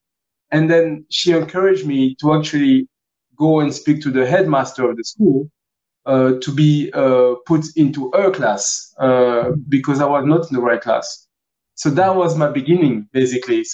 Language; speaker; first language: English; early bilingual, other home language; French